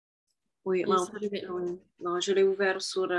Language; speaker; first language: French; non-native, fluent; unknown